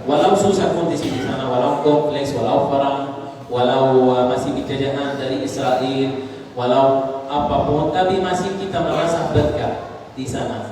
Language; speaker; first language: Indonesian; non-native, learner; Arabic